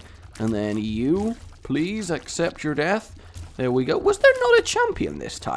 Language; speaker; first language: English; native; English